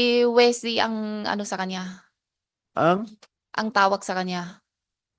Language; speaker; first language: Filipino; non-native, learner; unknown